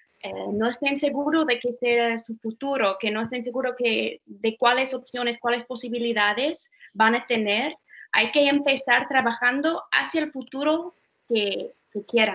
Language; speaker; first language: Spanish; non-native, fluent; English